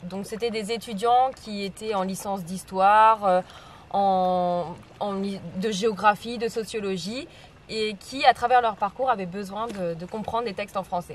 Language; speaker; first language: French; native; French